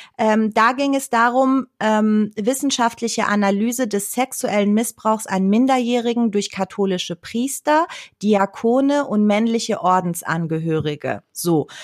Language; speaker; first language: German; early bilingual, other home language; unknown